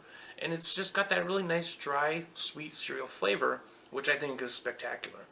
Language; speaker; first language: English; native; English